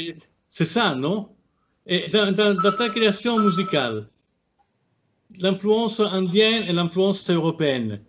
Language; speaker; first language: French; non-native, fluent; Italian